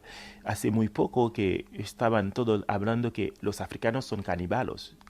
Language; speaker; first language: Spanish; non-native, fluent; Haitian Creole